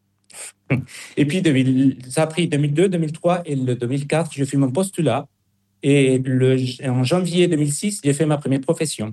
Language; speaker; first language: French; non-native, fluent; Spanish